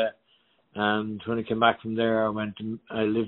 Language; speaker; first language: English; native; English